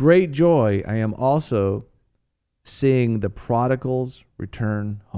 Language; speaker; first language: English; native; English